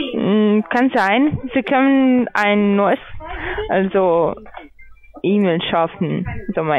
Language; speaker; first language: German; non-native, learner; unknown